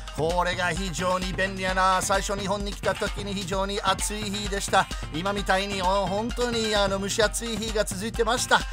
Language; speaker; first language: Japanese; non-native, fluent; English